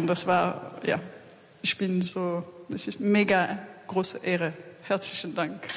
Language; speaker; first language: German; non-native, fluent; French